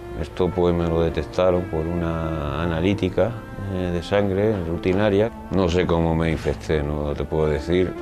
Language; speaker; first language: Spanish; native; Spanish